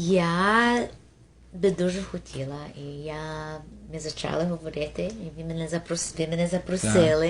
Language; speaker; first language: Ukrainian; early bilingual, heritage; Ukrainian